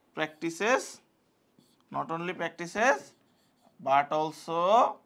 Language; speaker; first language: English; non-native, local second language; Bangla